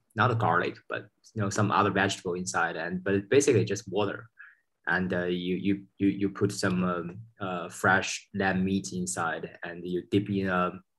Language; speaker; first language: English; non-native, fluent; Chinese